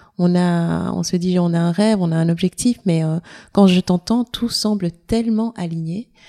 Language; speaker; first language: French; native; French